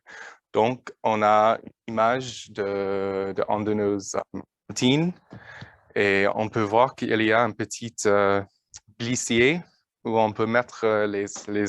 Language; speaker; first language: French; non-native, learner; English